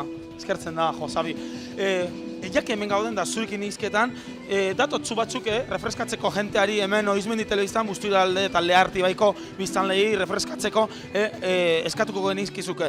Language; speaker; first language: Basque; native; Basque